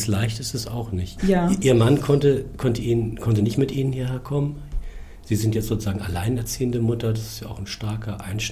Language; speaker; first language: German; native; German